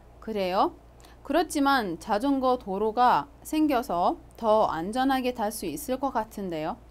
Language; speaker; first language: Korean; non-native, fluent; Arabic